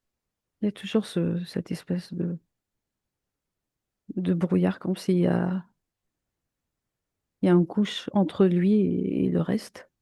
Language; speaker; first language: French; native; French